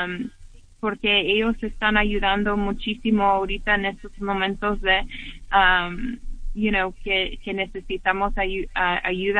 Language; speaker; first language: Spanish; early bilingual, heritage; English